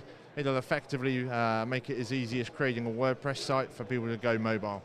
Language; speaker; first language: English; native; English